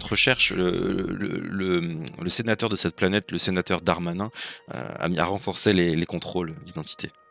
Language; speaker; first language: French; native; French